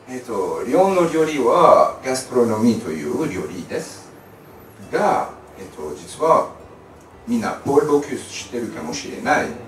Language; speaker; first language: Japanese; non-native, learner; French